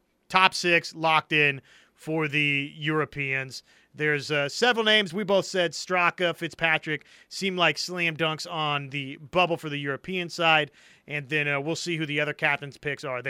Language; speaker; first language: English; native; English